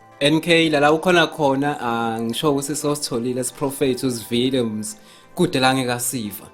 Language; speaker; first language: Zulu; non-native, local second language; Swati